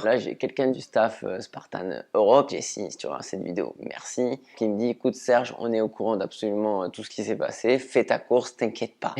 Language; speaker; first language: French; native; French